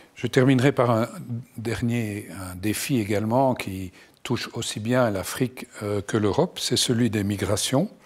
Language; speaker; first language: French; non-native, local second language; Arabic